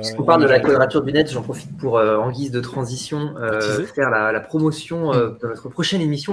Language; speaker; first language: French; native; French